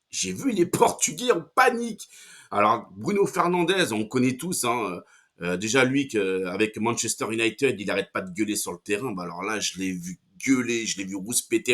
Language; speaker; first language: French; native; French